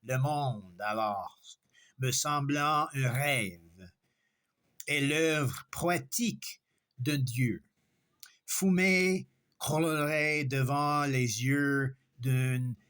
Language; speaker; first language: French; non-native, learner; English